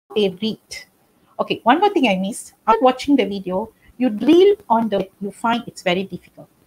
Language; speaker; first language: English; non-native, local second language; Tamil